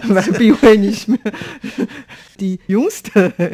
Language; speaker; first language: German; non-native, fluent; Chinese